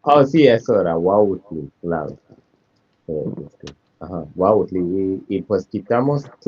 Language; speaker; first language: Spanish; non-native, fluent; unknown